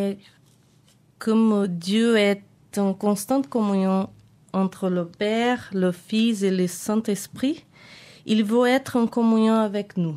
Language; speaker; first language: French; non-native, fluent; Portuguese